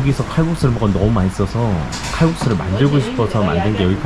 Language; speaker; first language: Korean; native; Korean